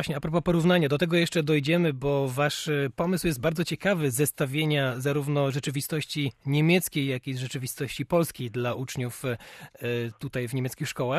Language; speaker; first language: Polish; native; Polish